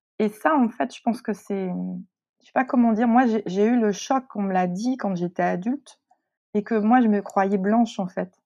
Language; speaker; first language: French; native; French